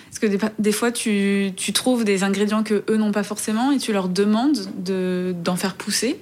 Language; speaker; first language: French; native; French